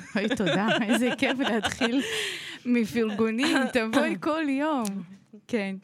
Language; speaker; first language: Hebrew; non-native, fluent; Russian